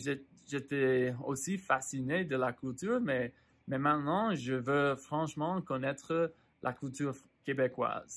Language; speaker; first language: French; non-native, fluent; English